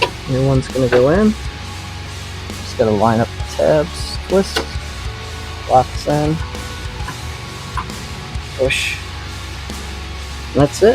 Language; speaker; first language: English; native; English